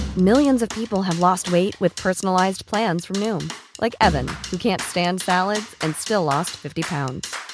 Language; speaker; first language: English; non-native, fluent; Italian